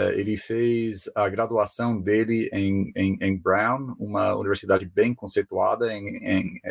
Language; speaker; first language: Portuguese; non-native, fluent; English